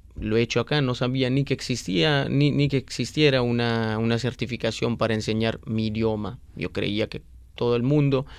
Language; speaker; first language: Spanish; non-native, fluent; Italian